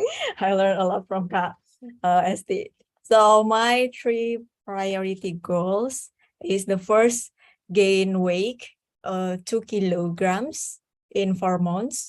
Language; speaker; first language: English; non-native, fluent; Indonesian